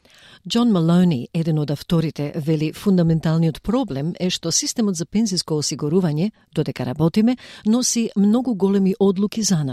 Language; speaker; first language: Macedonian; native; Macedonian